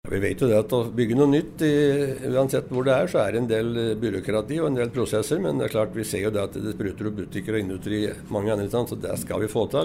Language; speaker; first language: Norwegian; native; Norwegian